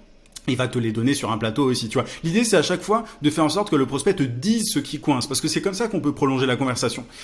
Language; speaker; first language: French; native; French